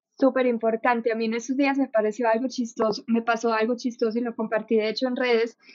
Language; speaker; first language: Spanish; non-native, fluent; German